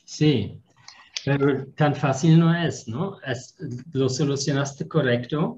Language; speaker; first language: Spanish; non-native, fluent; German